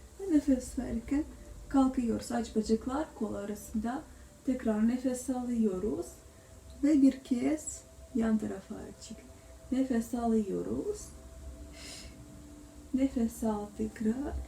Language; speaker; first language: Turkish; non-native, learner; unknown